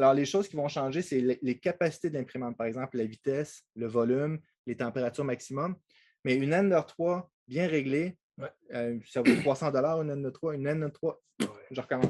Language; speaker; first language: French; native; French